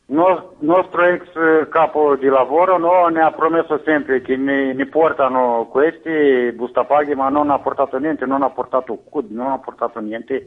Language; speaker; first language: Italian; non-native, fluent; Romanian